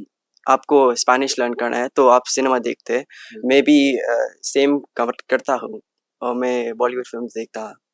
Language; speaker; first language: Hindi; early bilingual, heritage; English